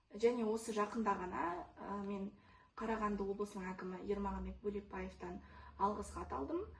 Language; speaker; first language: Kazakh; non-native, local second language; Russian